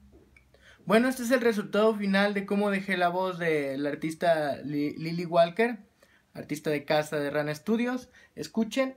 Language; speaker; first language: Spanish; native; Spanish